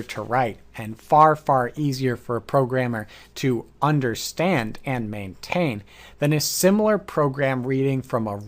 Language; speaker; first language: English; native; English